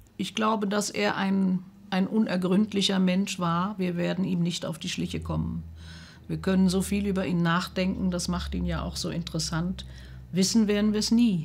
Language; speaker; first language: German; native; German